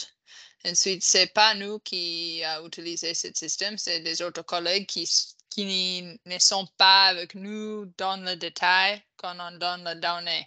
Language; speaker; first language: French; non-native, fluent; English